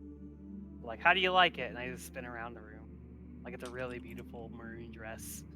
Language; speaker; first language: English; native; English